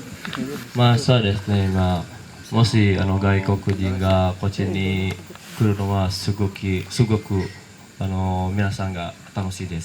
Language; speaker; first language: Japanese; non-native, learner; Indonesian